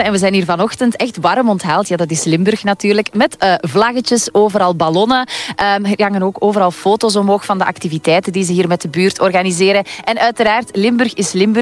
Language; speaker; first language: Dutch; native; Dutch